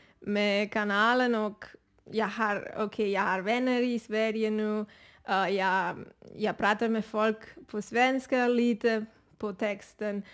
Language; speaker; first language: Swedish; non-native, learner; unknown